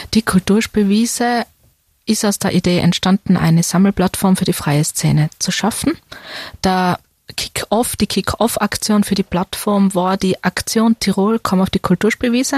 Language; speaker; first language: German; native; German